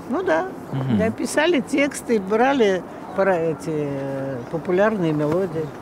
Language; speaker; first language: Russian; native; Russian